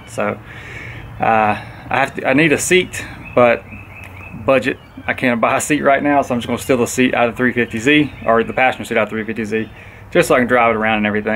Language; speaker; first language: English; native; English